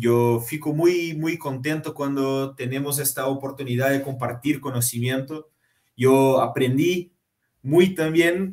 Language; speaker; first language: Spanish; non-native, fluent; Portuguese